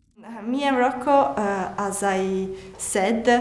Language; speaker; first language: English; non-native, learner; Italian